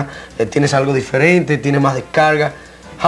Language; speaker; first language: Spanish; native; Spanish